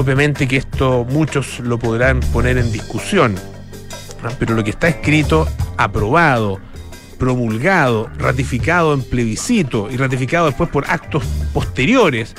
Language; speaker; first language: Spanish; native; Spanish